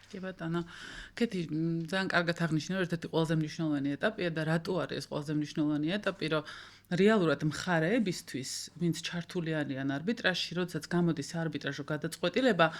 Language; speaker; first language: Georgian; native; Georgian